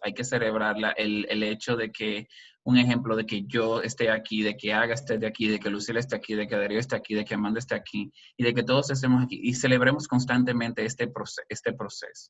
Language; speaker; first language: Spanish; native; Spanish